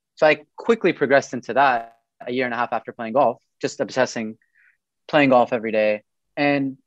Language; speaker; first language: English; early bilingual, other home language; Arabic